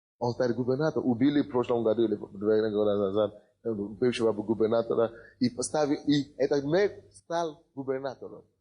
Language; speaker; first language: Russian; non-native, fluent; Yoruba